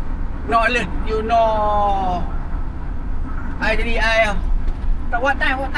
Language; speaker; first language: English; non-native, learner; Malay